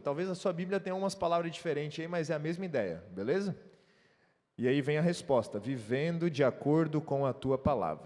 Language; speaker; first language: Portuguese; native; Portuguese